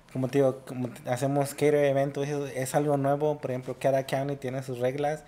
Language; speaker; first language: Spanish; native; Spanish